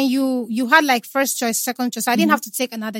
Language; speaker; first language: English; non-native, local second language; Igbo